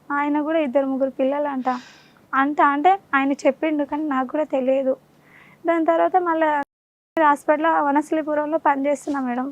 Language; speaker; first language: Telugu; non-native, local second language; Urdu